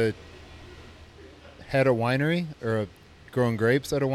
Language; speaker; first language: English; native; English